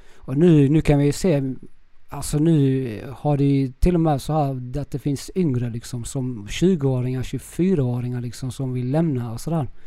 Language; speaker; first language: Swedish; early bilingual, other home language; Spanish